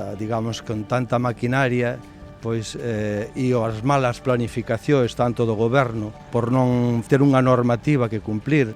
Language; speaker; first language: Galician; native; Galician